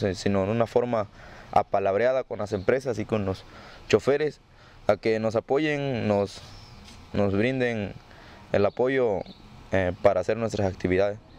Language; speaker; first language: Spanish; native; Spanish